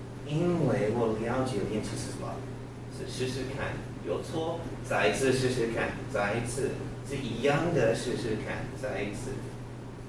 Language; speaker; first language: Chinese; non-native, learner; English